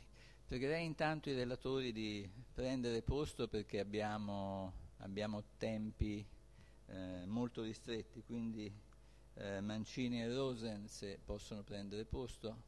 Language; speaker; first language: Italian; native; Italian